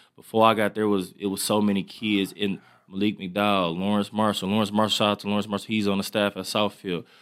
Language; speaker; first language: English; native; English